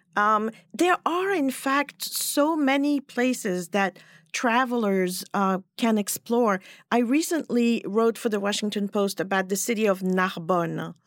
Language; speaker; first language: English; non-native, fluent; French